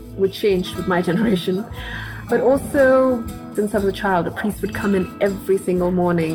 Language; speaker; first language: English; non-native, local second language; Tamil